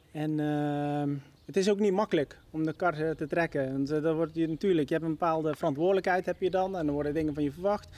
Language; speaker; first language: Dutch; native; Dutch